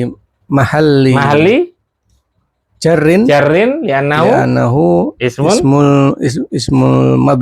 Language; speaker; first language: Arabic; non-native, learner; Indonesian